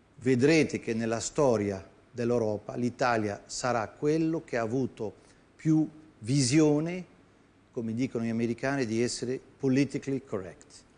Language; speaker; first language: Italian; non-native, fluent; Arabic